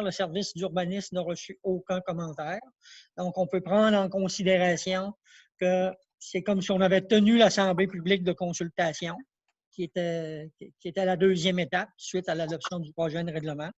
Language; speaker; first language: French; native; French